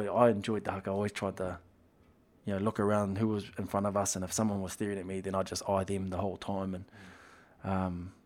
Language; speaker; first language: English; native; English